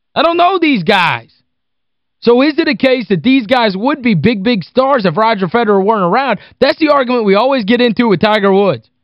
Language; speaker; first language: English; native; English